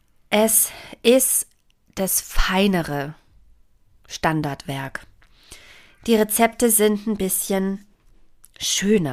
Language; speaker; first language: German; native; German